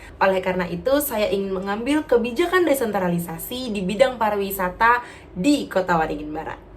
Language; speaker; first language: Indonesian; native; Indonesian